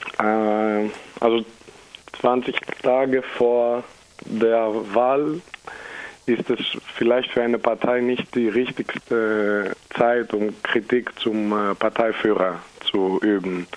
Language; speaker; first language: German; non-native, fluent; Greek